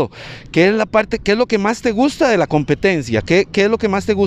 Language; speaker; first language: Spanish; native; Spanish